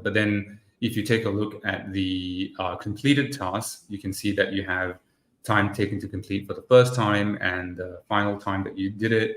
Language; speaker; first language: English; native; English